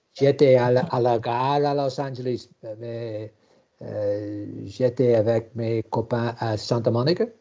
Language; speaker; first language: French; non-native, learner; English